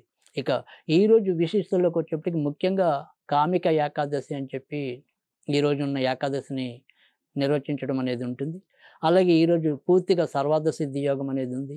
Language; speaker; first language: Telugu; native; Telugu